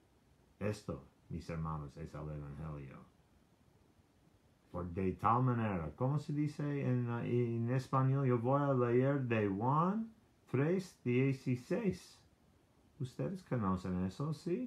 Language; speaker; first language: Spanish; non-native, learner; English